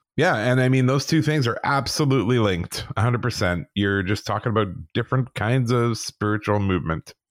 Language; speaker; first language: English; native; English